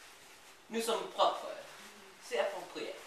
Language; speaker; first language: French; non-native, learner; English